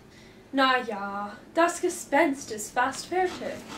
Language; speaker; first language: German; non-native, learner; English